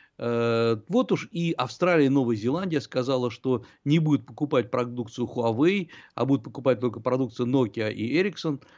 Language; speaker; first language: Russian; native; Russian